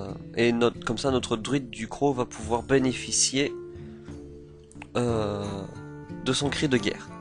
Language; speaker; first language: French; native; French